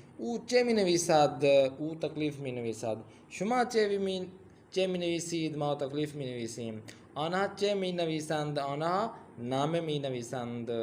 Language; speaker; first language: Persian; non-native, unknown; Urdu